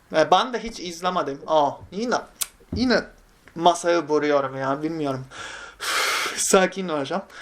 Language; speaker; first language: Turkish; non-native, fluent; Japanese